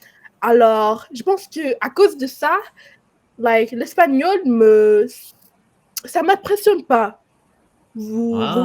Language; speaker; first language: French; non-native, fluent; English